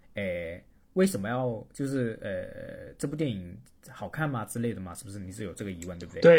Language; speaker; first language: Chinese; native; Chinese